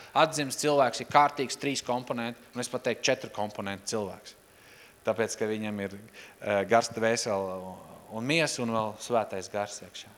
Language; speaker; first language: Latvian; non-native, local second language; Russian